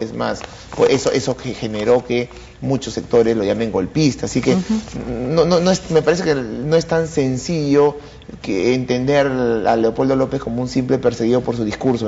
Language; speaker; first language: Spanish; native; Spanish